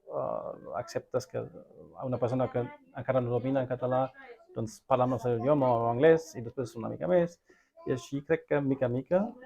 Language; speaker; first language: Catalan; non-native, fluent; German